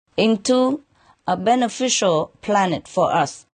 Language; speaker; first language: English; non-native, fluent; Vietnamese